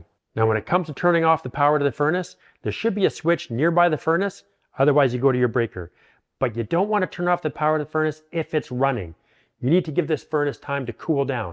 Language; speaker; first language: English; native; English